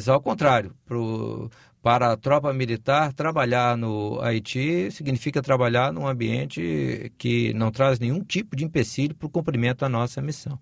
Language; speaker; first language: Portuguese; native; Portuguese